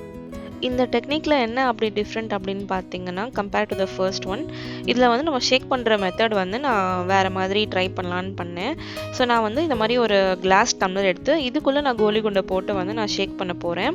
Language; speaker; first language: Tamil; native; Tamil